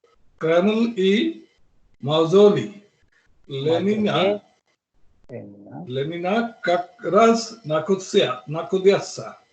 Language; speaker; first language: Russian; non-native, learner; Hindi